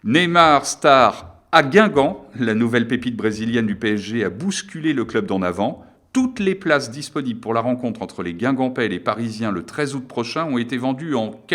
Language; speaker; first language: French; native; French